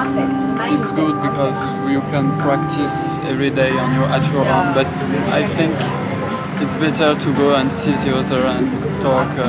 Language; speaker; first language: English; non-native, fluent; French